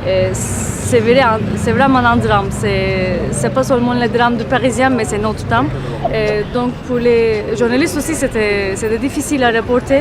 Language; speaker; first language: French; non-native, fluent; Turkish